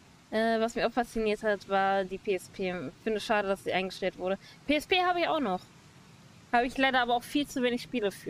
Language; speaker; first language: German; native; German